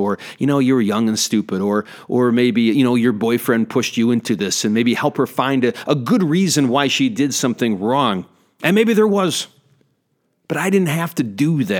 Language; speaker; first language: English; native; English